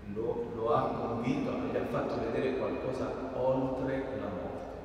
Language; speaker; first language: Italian; native; Italian